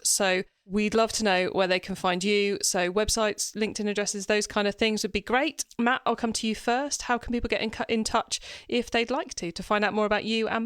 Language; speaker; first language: English; native; English